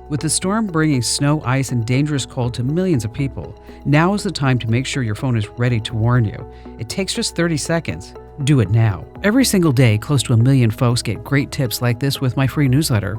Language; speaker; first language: English; native; English